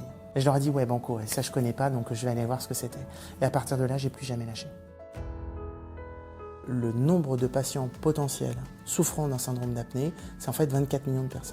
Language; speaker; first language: French; native; French